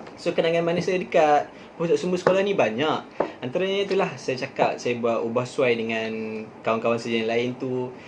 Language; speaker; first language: Malay; native; Malay